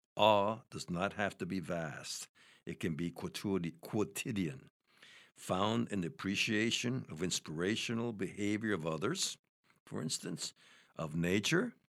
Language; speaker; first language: English; native; English